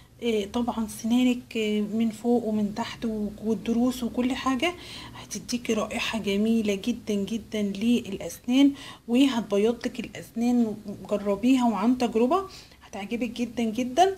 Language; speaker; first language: Arabic; native; Arabic